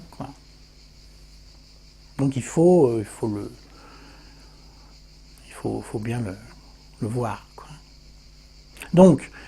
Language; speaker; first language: French; native; French